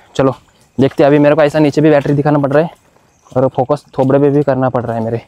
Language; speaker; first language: Hindi; non-native, local second language; Marathi